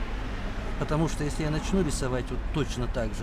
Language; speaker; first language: Russian; native; Russian